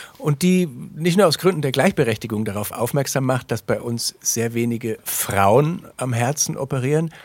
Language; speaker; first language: German; native; German